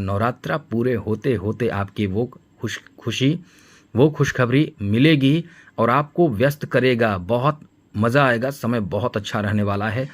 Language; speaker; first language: Hindi; native; Hindi